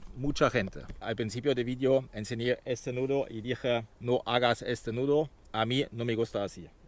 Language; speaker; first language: Spanish; non-native, fluent; German